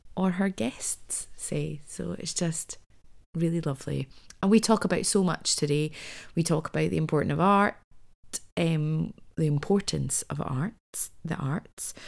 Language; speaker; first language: English; native; English